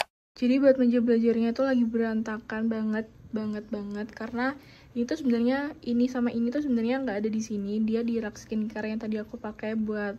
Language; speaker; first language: Indonesian; native; Indonesian